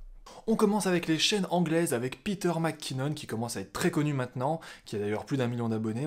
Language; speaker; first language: French; native; French